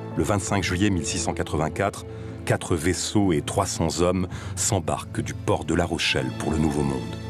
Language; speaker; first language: French; native; French